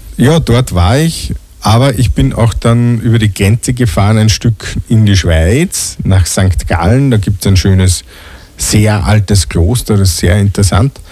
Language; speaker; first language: German; native; German